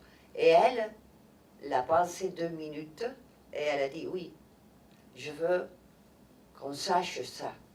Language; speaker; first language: French; non-native, fluent; Catalan